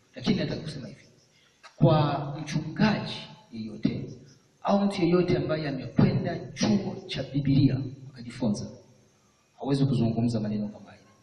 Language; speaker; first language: Swahili; non-native, local second language; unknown